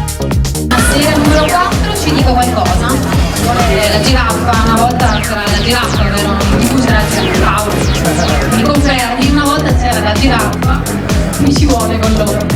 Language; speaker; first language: Italian; native; Italian